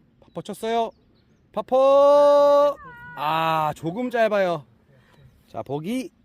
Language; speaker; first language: Korean; native; Korean